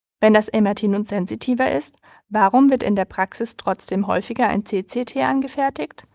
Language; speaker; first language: German; native; German